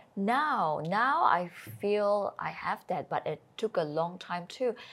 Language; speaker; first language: English; native; English